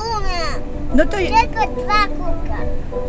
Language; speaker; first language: Polish; early bilingual, heritage; Polish